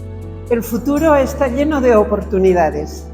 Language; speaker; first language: Spanish; native; Spanish